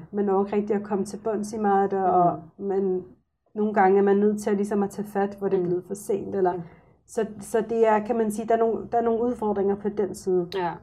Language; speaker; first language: Danish; early bilingual, other home language; Arabic